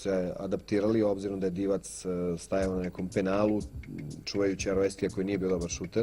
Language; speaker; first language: Bosnian; native; Bosnian